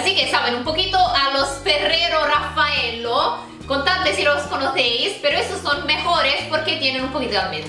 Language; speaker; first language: Spanish; non-native, fluent; Italian